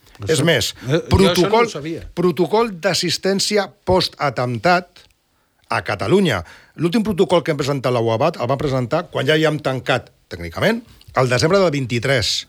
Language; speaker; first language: Catalan; non-native, local second language; Spanish